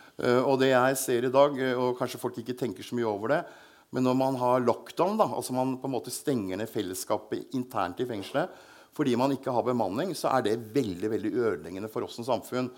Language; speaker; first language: Norwegian; native; Norwegian